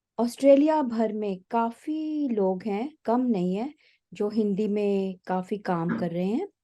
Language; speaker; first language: Hindi; native; Hindi